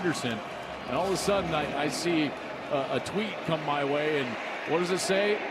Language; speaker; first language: English; native; English